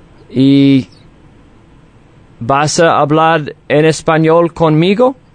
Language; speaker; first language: Spanish; non-native, learner; English